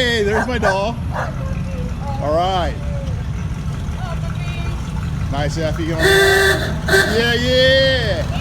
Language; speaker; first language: English; native; English